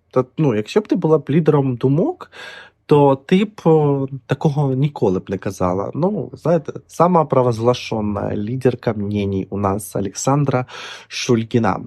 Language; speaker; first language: Ukrainian; non-native, local second language; Russian